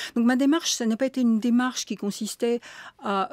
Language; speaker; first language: French; native; French